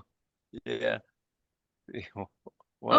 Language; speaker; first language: English; non-native, fluent; Portuguese